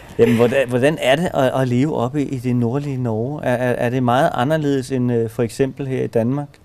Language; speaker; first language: Danish; native; Danish